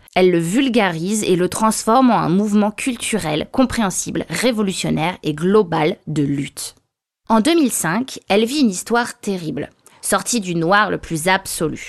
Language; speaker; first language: French; native; French